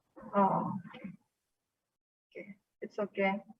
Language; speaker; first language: English; non-native, fluent; Indonesian